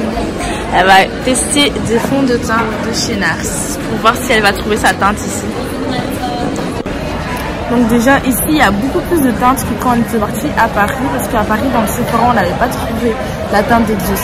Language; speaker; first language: French; native; French